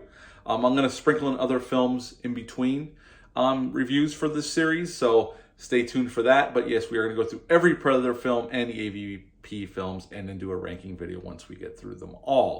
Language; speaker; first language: English; native; English